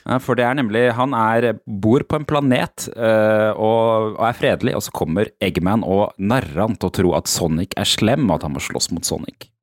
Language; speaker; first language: Norwegian; native; Norwegian